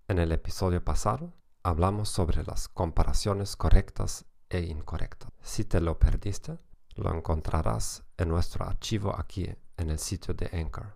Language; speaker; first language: Spanish; non-native, fluent; German